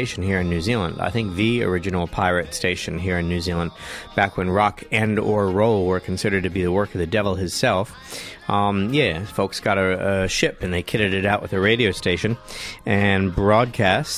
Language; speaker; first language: English; native; English